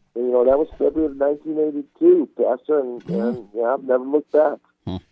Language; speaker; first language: English; non-native, fluent; Turkish